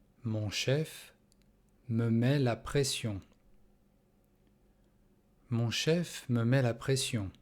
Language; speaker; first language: French; non-native, fluent; Russian